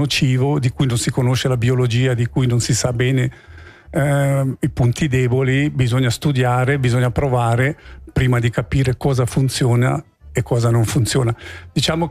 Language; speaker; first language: Italian; native; Italian